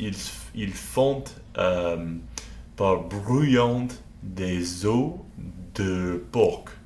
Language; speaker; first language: French; non-native, learner; English